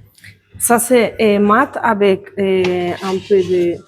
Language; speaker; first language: French; non-native, fluent; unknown